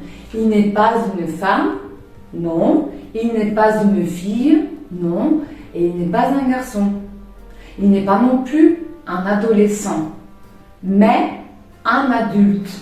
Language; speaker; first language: French; non-native, fluent; Spanish